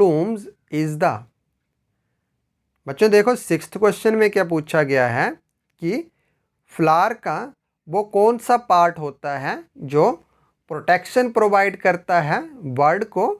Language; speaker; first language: Hindi; native; Hindi